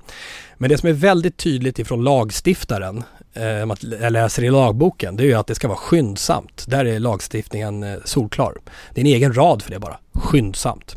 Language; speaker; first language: Swedish; native; Swedish